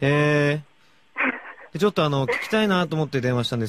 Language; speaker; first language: Japanese; native; Japanese